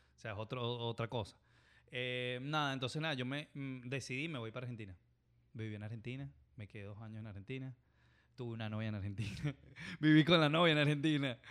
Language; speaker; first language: Spanish; native; Spanish